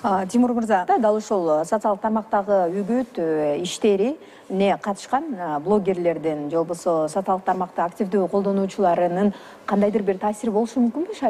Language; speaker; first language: Kyrgyz; native; Kyrgyz